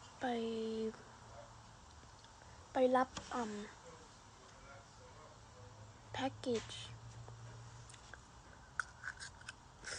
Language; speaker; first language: Thai; early bilingual, heritage; Thai